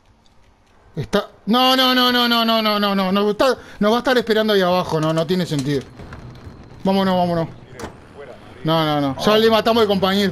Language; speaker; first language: Spanish; native; Spanish